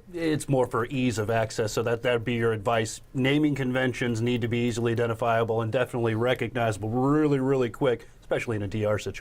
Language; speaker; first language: English; native; English